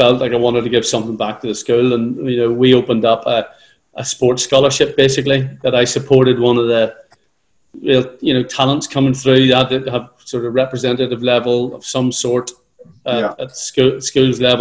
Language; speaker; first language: English; native; English